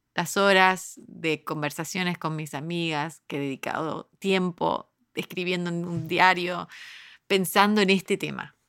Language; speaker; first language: Spanish; early bilingual, heritage; Spanish